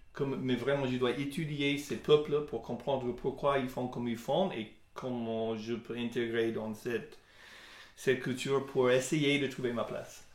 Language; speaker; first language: French; non-native, fluent; English